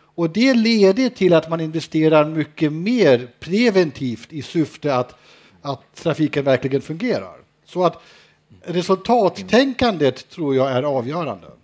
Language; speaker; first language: Swedish; non-native, fluent; German